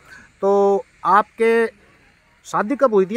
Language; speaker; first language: Hindi; native; Hindi